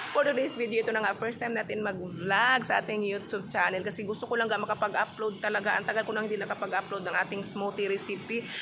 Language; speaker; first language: Filipino; non-native, local second language; Cebuano